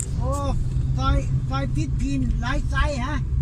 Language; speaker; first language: English; non-native, learner; Thai